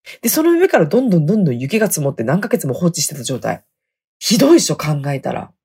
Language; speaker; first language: Japanese; native; Japanese